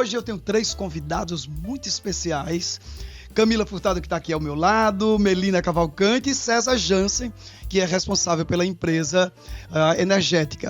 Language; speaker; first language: Portuguese; native; Portuguese